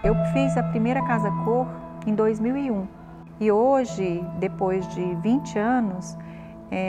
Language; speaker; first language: Portuguese; native; Portuguese